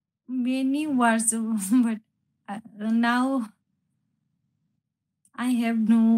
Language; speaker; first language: English; non-native, learner; Bangla